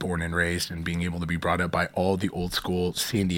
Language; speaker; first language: English; native; English